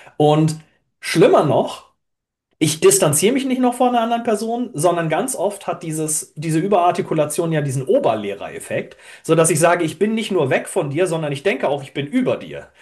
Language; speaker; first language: German; native; German